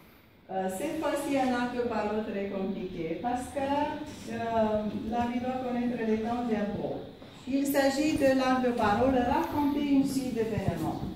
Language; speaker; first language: French; non-native, fluent; Romanian